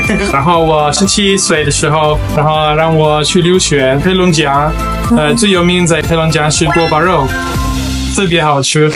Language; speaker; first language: Chinese; non-native, learner; Italian